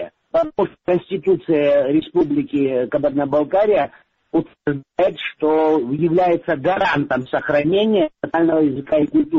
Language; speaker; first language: Russian; non-native, local second language; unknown